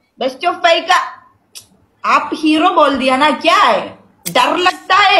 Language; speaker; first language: Hindi; non-native, learner; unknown